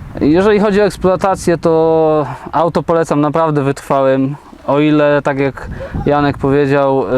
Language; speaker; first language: Polish; native; Polish